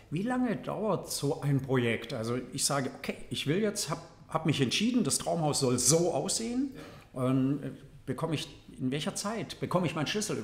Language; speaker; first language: German; native; German